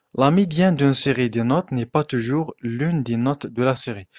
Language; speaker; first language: French; non-native, local second language; Arabic